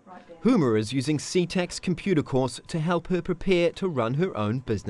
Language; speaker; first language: English; native; English